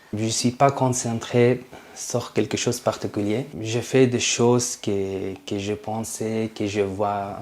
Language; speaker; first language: French; non-native, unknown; Persian